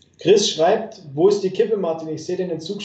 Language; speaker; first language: German; native; German